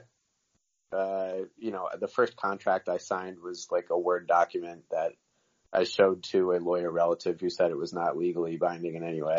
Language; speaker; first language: English; native; English